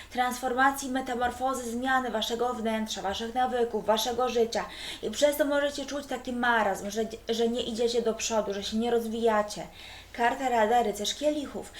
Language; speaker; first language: Polish; native; Polish